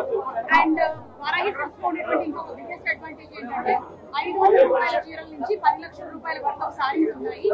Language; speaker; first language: Telugu; native; Telugu